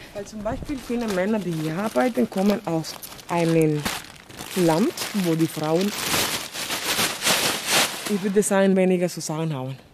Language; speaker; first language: German; non-native, fluent; Spanish